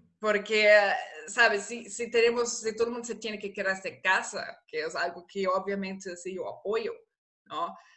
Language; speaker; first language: Spanish; non-native, fluent; German